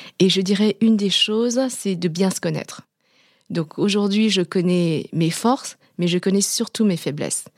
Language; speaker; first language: French; early bilingual, other home language; Vietnamese